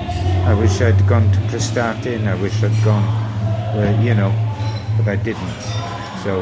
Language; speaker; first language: English; native; English